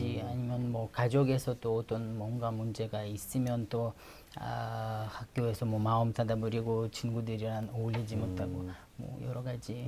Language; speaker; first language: Korean; non-native, fluent; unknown